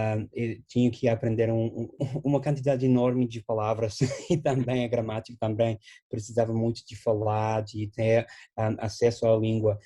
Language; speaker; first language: Portuguese; non-native, fluent; English